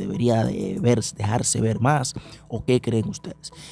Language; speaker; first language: Spanish; native; Spanish